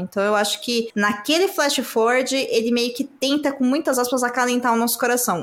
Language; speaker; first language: Portuguese; native; Portuguese